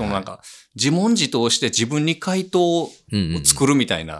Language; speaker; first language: Japanese; native; Japanese